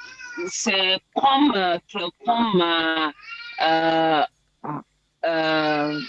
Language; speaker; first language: French; non-native, learner; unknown